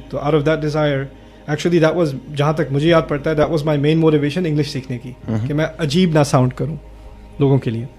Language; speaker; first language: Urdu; early bilingual, heritage; Urdu